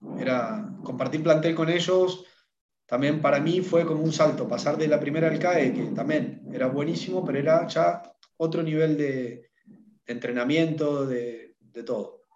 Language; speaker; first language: Spanish; native; Spanish